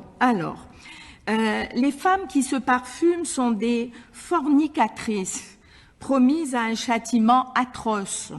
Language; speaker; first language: French; non-native, local second language; Arabic